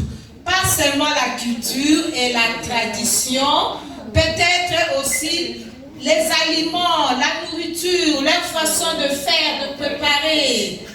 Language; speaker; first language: French; non-native, learner; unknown